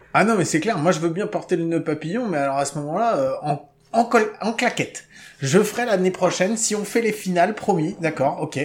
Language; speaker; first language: French; native; French